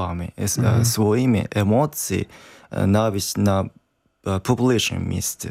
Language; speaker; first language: Ukrainian; non-native, learner; Japanese